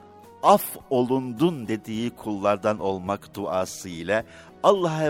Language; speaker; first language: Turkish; native; Turkish